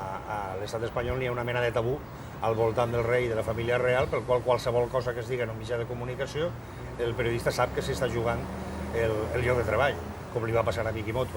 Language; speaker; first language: Catalan; native; Catalan